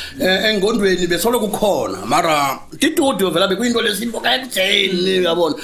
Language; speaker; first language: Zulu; non-native, local second language; Swati